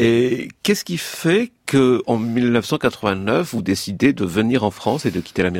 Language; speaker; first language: French; native; French